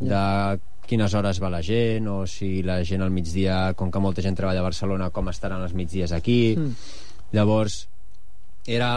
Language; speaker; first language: Catalan; native; Catalan